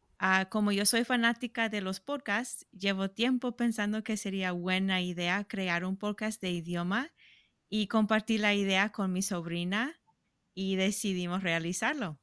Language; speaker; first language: Spanish; non-native, fluent; English